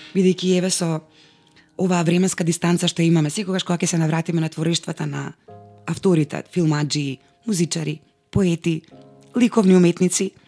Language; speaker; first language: Macedonian; native; Macedonian